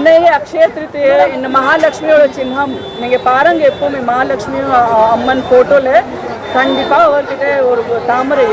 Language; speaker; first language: Tamil; non-native, fluent; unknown